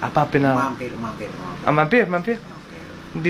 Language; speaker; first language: Indonesian; non-native, learner; English